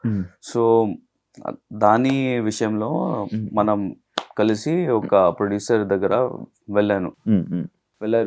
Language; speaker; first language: Telugu; non-native, learner; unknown